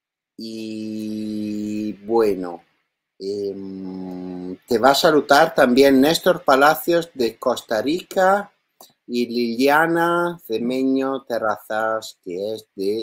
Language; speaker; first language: Spanish; non-native, learner; Italian